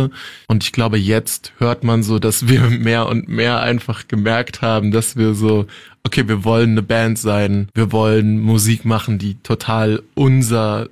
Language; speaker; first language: German; native; German